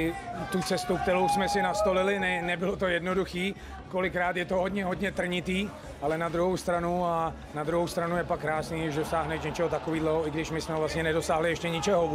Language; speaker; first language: Czech; native; Czech